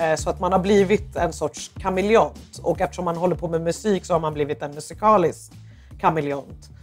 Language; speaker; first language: Swedish; early bilingual, other home language; English